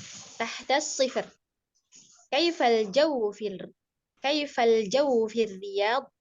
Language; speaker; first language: Arabic; non-native, learner; Indonesian